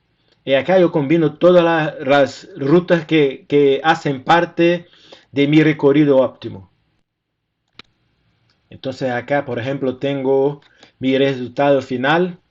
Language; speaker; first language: Spanish; non-native, fluent; Portuguese